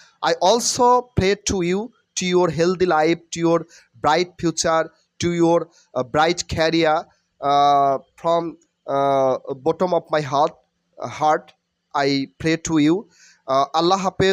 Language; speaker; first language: English; non-native, learner; Bangla